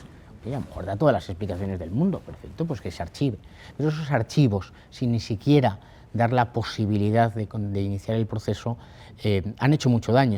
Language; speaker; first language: Spanish; native; Spanish